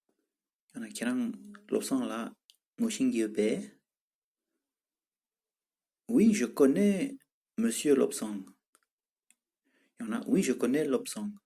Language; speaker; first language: French; non-native, fluent; Tibetan